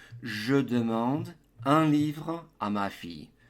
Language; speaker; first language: French; non-native, fluent; English